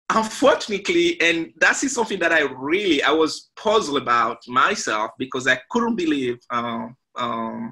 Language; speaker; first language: English; non-native, fluent; French